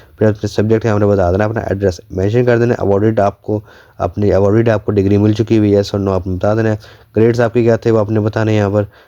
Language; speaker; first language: Urdu; non-native, local second language; Punjabi